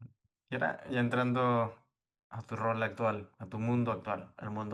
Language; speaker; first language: Spanish; native; Spanish